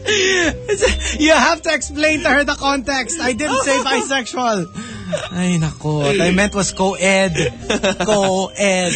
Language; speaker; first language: English; non-native, local second language; Filipino